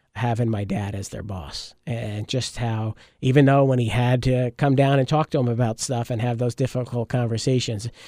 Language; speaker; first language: English; native; English